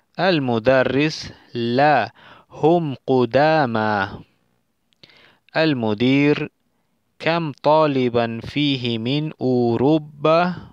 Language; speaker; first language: Arabic; non-native, fluent; Spanish